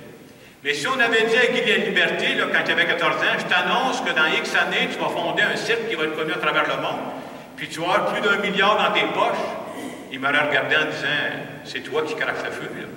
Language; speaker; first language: French; native; French